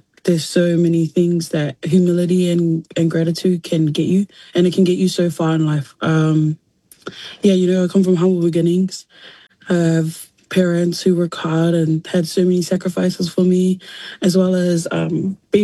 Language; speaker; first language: English; native; English